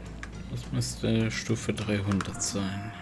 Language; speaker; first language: German; non-native, local second language; Luxembourgish